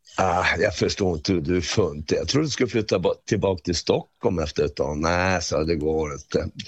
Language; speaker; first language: Swedish; native; Swedish